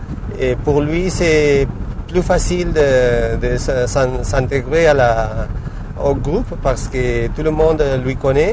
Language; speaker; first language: French; non-native, fluent; Spanish